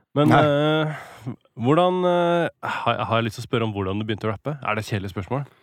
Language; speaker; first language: Norwegian; native; Norwegian